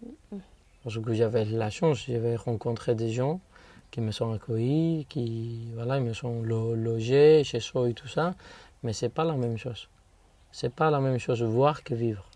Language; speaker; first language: French; non-native, fluent; Spanish